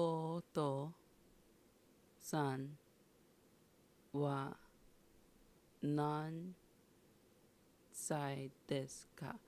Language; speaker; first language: Japanese; non-native, learner; English